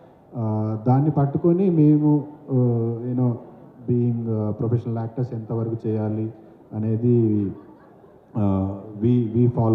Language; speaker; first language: Telugu; native; Telugu